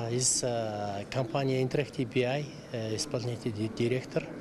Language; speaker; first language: Russian; non-native, fluent; Mongolian